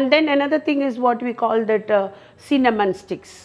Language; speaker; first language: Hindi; non-native, local second language; Malayalam